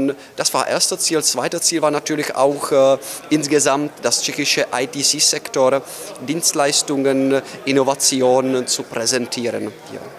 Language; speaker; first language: German; non-native, fluent; Czech